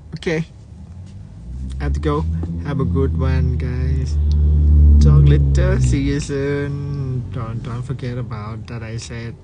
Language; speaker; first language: English; non-native, learner; Thai